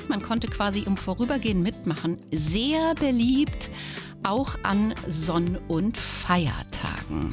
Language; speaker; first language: German; native; German